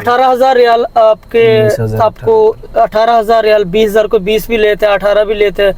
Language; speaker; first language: Hindi; native; Hindi